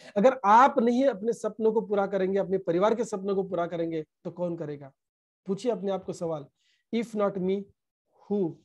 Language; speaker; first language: Hindi; non-native, local second language; Marathi